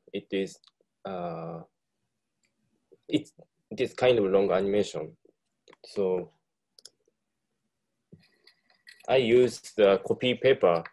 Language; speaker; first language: English; non-native, learner; Japanese